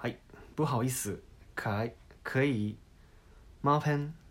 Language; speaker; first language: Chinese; non-native, learner; Japanese